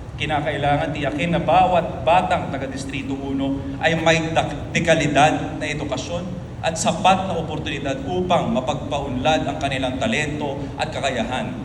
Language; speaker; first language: Filipino; native; Filipino